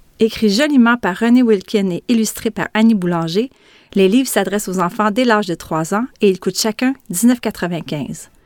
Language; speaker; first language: French; native; French